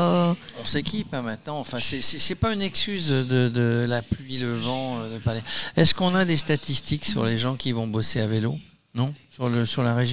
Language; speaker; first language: French; native; French